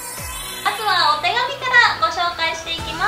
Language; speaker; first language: Japanese; native; Japanese